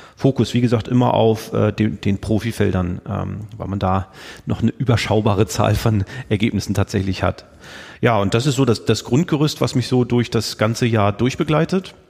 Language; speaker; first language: German; native; German